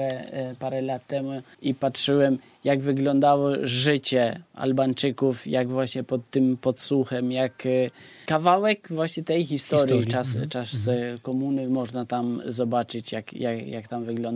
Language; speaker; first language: Polish; non-native, fluent; Albanian